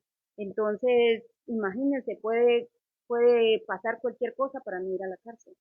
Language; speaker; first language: Spanish; native; Spanish